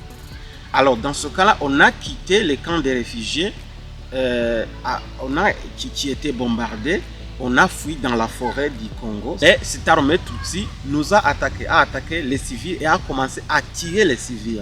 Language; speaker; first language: French; non-native, local second language; Kinyarwanda